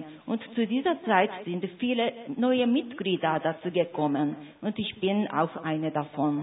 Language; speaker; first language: German; non-native, fluent; Japanese